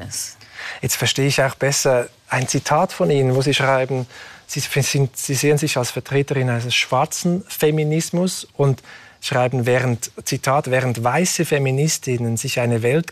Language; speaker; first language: German; native; German